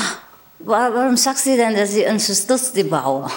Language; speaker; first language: German; non-native, learner; Vietnamese